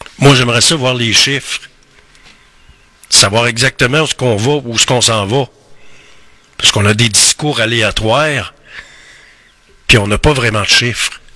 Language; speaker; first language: French; native; French